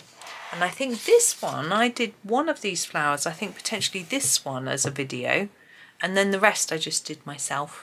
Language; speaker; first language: English; native; English